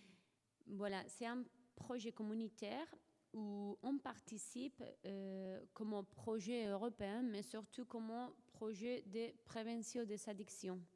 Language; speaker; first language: French; non-native, fluent; Spanish